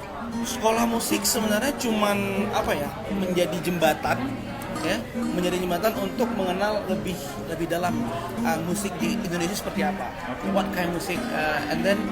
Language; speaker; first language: Indonesian; non-native, local second language; Achinese